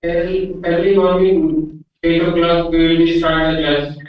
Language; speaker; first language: English; non-native, learner; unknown